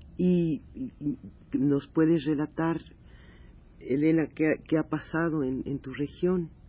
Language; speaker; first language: Spanish; native; Spanish